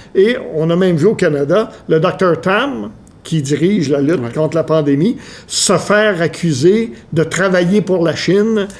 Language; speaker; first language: French; native; French